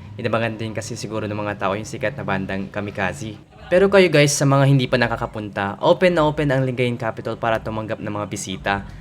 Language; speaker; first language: Filipino; non-native, local second language; Pangasinan